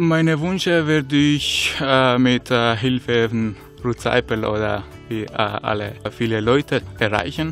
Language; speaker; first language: German; non-native, learner; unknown